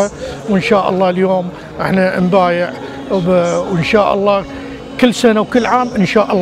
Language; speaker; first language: Arabic; native; Arabic